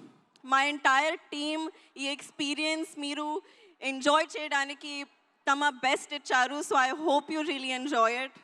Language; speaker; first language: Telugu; non-native, learner; Hindi